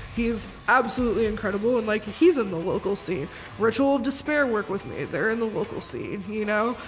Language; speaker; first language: English; native; English